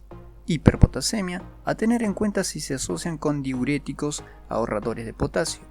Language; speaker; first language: Spanish; native; Spanish